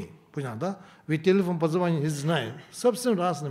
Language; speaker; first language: Russian; non-native, learner; Tibetan